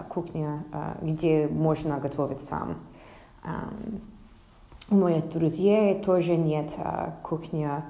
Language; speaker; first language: Russian; non-native, learner; English